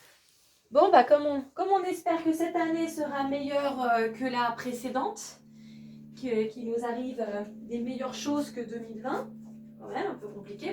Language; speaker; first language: French; native; French